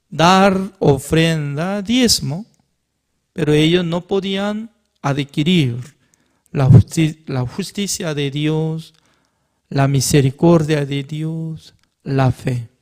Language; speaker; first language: Spanish; non-native, fluent; Korean